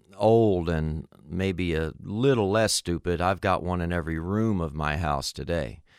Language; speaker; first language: English; native; English